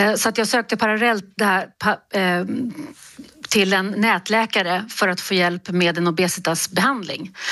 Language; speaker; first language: Swedish; native; Swedish